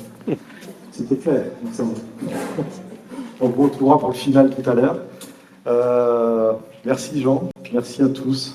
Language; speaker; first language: French; native; French